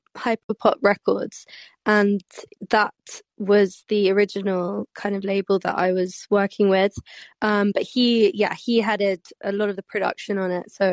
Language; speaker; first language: English; native; English